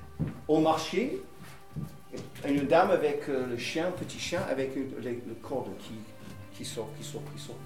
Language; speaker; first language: French; non-native, fluent; English